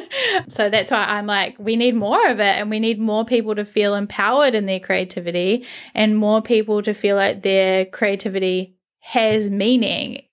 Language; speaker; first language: English; native; English